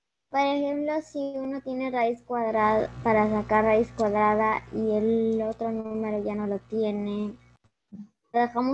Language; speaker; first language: Spanish; native; Spanish